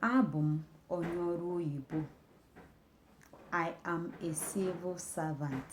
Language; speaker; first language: Igbo; native; Igbo